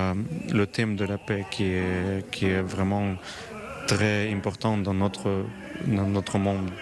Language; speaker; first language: French; non-native, learner; Ukrainian